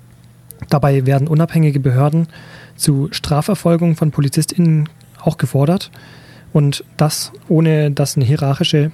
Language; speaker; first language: German; native; German